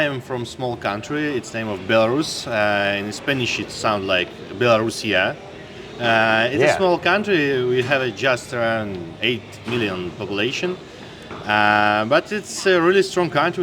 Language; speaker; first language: English; non-native, learner; Russian